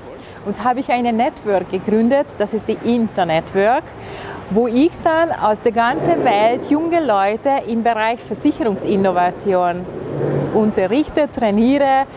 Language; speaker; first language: German; non-native, fluent; Hungarian